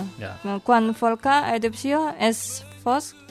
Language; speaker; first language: Catalan; non-native, learner; Indonesian